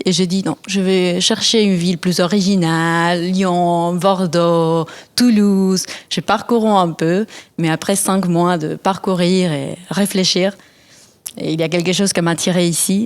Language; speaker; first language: French; non-native, fluent; Spanish